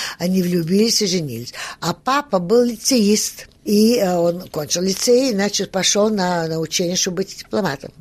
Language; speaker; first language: Russian; early bilingual, heritage; Russian